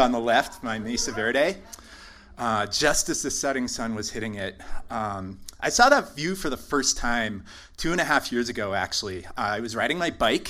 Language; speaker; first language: English; native; English